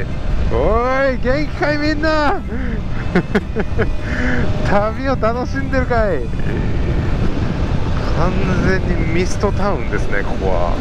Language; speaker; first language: Japanese; native; Japanese